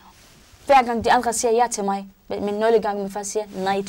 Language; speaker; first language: Danish; non-native, learner; Arabic